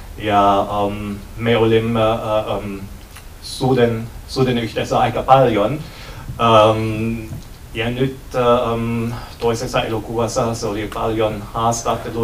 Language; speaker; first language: Finnish; non-native, learner; German